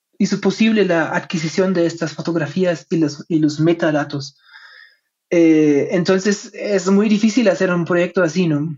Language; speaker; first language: Spanish; non-native, fluent; German